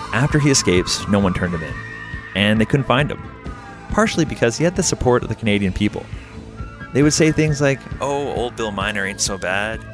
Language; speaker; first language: English; native; English